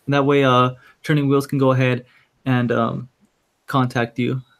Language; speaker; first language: English; native; English